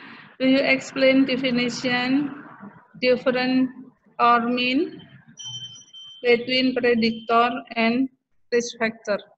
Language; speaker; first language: English; non-native, learner; Indonesian